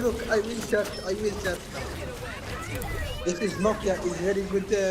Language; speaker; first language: English; non-native, learner; Hindi